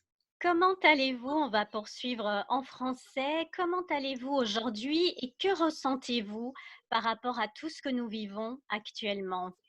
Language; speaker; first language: French; native; French